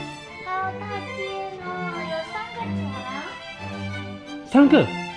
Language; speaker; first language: Chinese; non-native, learner; Japanese